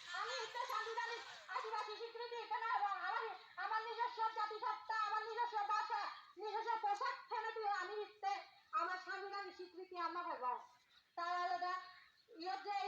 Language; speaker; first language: Bangla; non-native, local second language; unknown